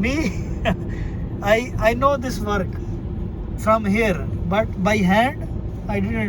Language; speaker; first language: English; non-native, learner; Urdu